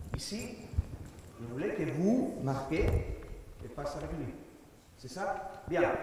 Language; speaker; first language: French; non-native, learner; Spanish